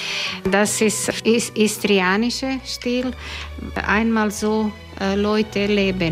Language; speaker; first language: German; non-native, learner; Croatian